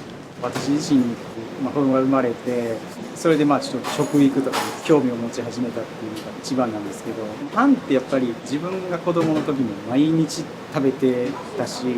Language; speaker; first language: Japanese; native; Japanese